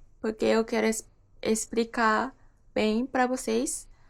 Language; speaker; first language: Portuguese; non-native, learner; Japanese